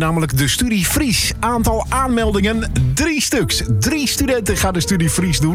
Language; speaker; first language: Dutch; native; Dutch